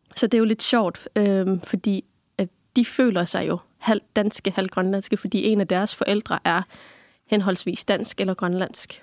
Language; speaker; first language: Danish; non-native, local second language; Kalaallisut